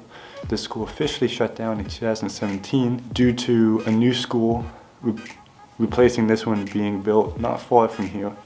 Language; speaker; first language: English; native; English